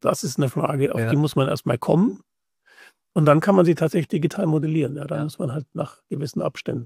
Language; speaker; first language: German; native; German